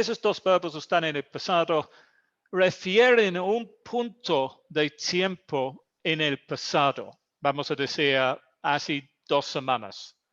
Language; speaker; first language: Spanish; non-native, fluent; English